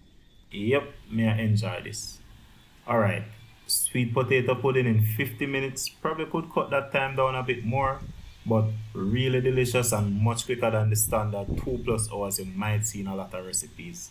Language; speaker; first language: English; native; English